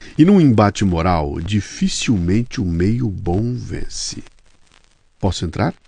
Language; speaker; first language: Portuguese; native; Portuguese